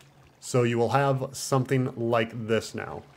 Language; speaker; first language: English; native; English